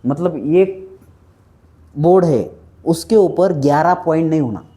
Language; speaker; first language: Hindi; non-native, local second language; Marathi